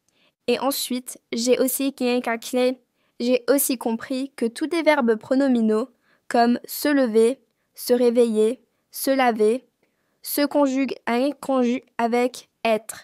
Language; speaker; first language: French; non-native, fluent; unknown